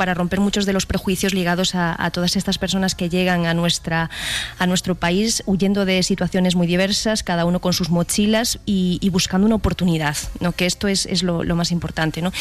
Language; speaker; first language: Spanish; native; Spanish